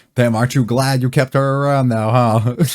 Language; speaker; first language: English; native; English